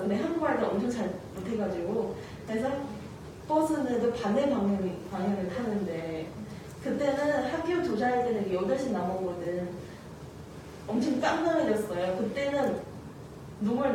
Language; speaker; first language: Korean; non-native, fluent; Chinese